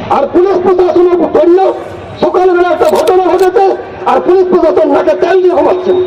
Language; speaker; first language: Bangla; non-native, local second language; Santali